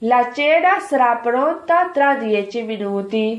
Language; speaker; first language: Italian; non-native, fluent; Urdu